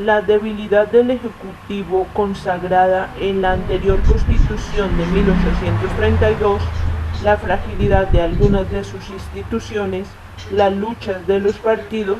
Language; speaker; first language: Spanish; native; Spanish